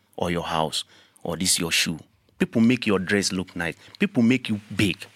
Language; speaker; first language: English; non-native, learner; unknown